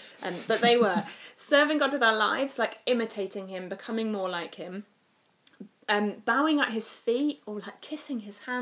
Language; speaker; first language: English; native; English